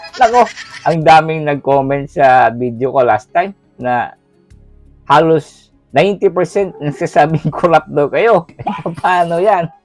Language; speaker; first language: Filipino; non-native, local second language; Cebuano